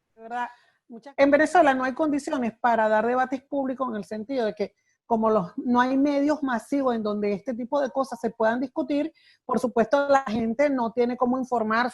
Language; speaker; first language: Spanish; native; Spanish